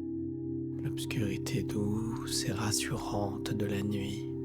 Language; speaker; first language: French; native; French